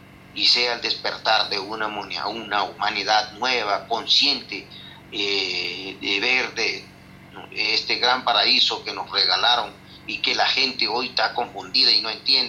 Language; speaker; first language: Spanish; non-native, local second language; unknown